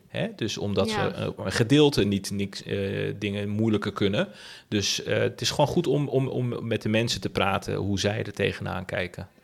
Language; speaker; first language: Dutch; early bilingual, other home language; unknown